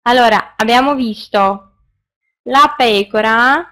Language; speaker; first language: Italian; non-native, fluent; Russian